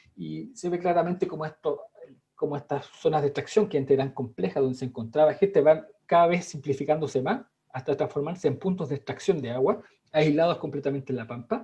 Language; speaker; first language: Spanish; native; Spanish